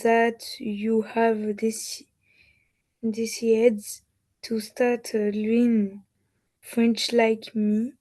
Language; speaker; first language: English; non-native, learner; French